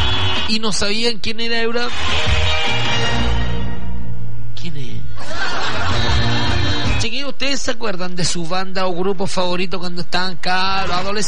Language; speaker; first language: Spanish; native; Spanish